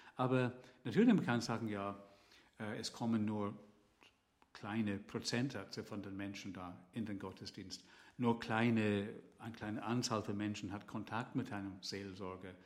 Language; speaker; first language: German; non-native, fluent; English